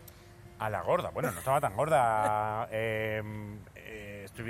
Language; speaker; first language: Spanish; native; Spanish